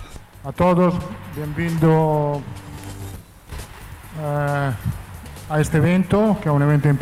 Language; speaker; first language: Portuguese; non-native, fluent; Italian